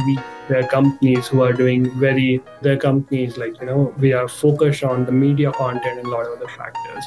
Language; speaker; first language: English; non-native, local second language; Hindi